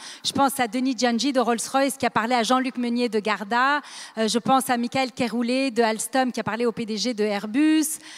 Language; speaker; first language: French; native; French